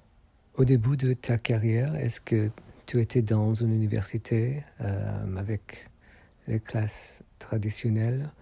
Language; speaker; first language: French; non-native, fluent; English